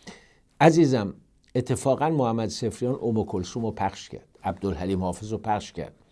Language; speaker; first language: Persian; native; Persian